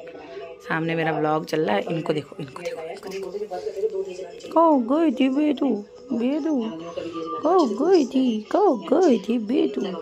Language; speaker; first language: Hindi; native; Hindi